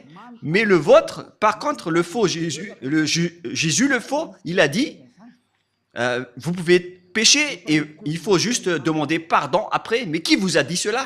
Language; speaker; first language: French; non-native, local second language; Malagasy